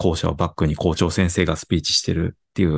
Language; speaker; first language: Japanese; native; Japanese